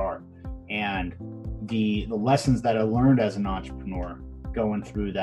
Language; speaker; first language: English; native; English